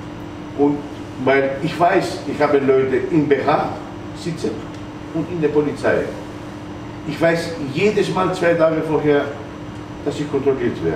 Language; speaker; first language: German; non-native, fluent; Greek